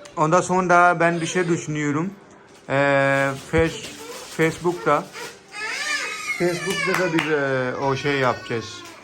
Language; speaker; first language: Turkish; non-native, learner; Urdu